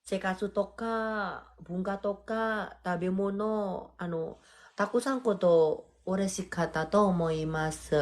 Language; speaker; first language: Japanese; non-native, learner; Indonesian